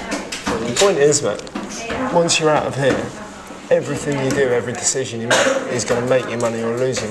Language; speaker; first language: English; native; English